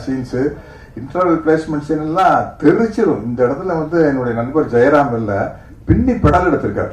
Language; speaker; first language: Tamil; native; Tamil